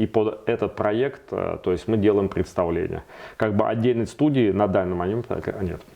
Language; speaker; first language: Russian; native; Russian